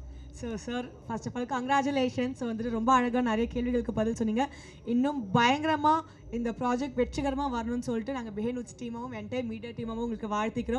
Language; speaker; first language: Tamil; native; Tamil